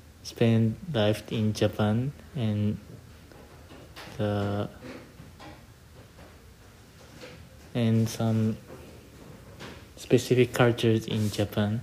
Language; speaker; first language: English; non-native, learner; Japanese